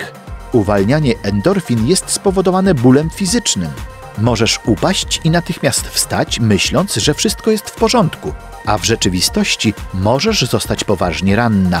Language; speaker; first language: Polish; native; Polish